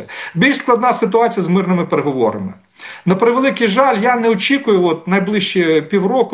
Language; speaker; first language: Ukrainian; native; Ukrainian